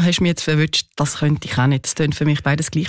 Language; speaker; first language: German; native; German